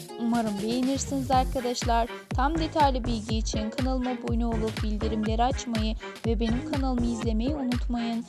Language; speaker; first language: Turkish; native; Turkish